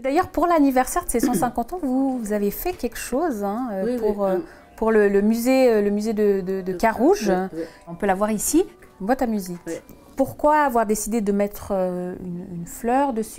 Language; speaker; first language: French; native; French